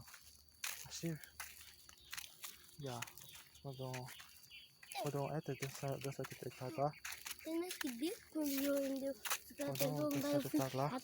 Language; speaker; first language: French; non-native, learner; Portuguese